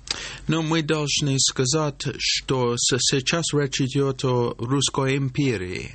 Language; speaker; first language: Russian; non-native, fluent; English